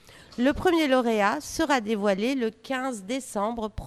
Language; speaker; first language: French; native; French